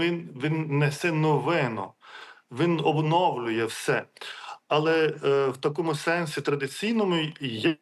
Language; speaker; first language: Ukrainian; non-native, fluent; Lithuanian